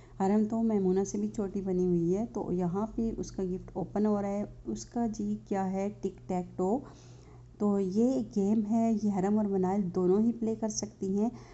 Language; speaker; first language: Urdu; native; Urdu